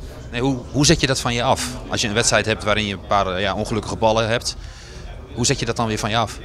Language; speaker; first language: Dutch; native; Dutch